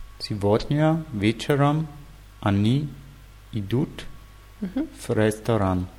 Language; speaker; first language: Russian; non-native, learner; German